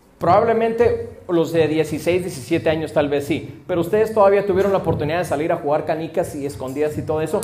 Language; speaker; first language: Spanish; early bilingual, heritage; Spanish